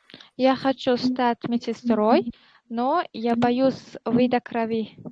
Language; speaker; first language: Russian; non-native, learner; Uzbek